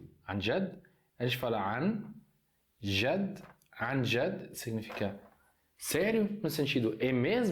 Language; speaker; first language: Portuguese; non-native, fluent; Arabic